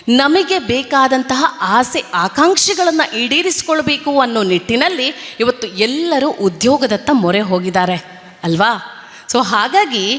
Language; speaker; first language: Kannada; non-native, local second language; Tulu